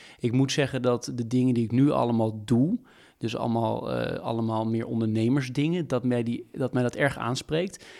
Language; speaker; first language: Dutch; native; Dutch